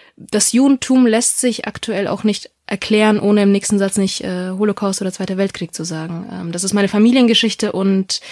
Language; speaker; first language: German; non-native, local second language; Russian